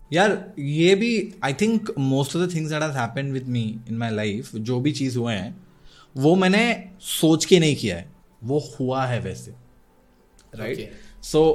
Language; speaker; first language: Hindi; non-native, local second language; Odia